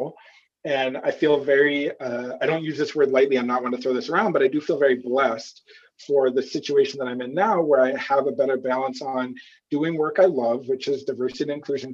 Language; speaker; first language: English; native; English